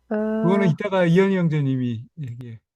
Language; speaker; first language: Korean; native; Korean